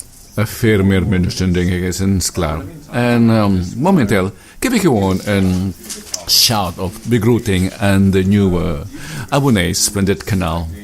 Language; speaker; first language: Dutch; non-native, fluent; Filipino